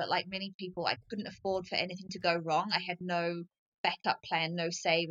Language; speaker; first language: English; native; English